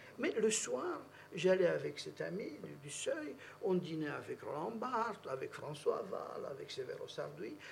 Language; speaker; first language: French; non-native, fluent; Romanian